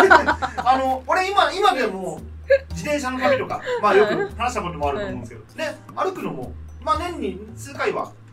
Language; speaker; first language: Japanese; native; Japanese